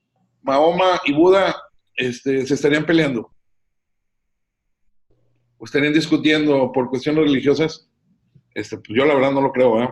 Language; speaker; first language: Spanish; native; Spanish